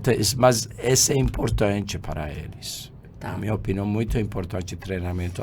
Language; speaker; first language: Portuguese; non-native, fluent; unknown